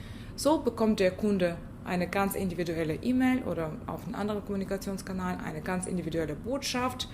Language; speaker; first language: German; non-native, fluent; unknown